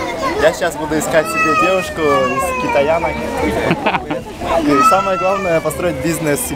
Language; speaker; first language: Russian; non-native, local second language; Kyrgyz